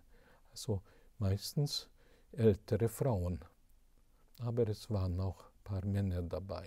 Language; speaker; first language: German; non-native, fluent; Hungarian